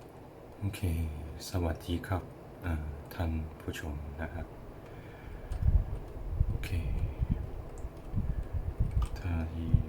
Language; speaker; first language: Thai; non-native, learner; English